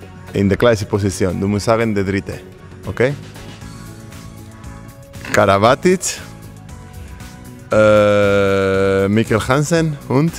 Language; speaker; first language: German; non-native, learner; Spanish